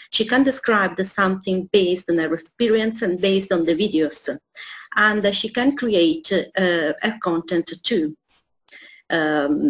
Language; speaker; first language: English; non-native, fluent; Italian